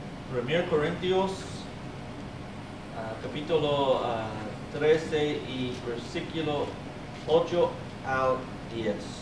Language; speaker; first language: Spanish; non-native, learner; English